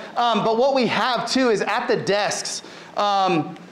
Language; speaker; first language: English; native; English